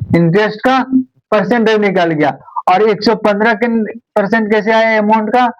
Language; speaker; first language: Hindi; native; Hindi